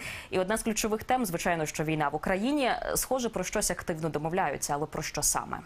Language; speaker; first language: Ukrainian; native; Ukrainian